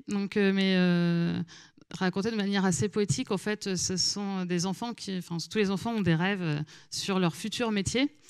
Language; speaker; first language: French; native; French